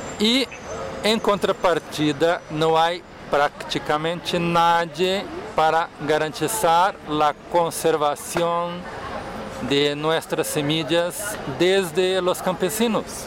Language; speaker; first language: Spanish; non-native, fluent; Portuguese